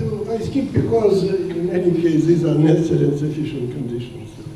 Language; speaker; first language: English; non-native, fluent; Russian